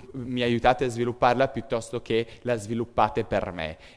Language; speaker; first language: Italian; native; Italian